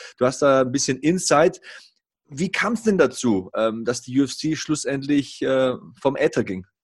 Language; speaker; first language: German; native; German